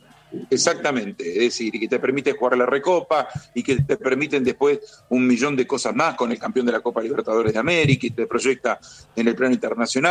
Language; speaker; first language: Spanish; native; Spanish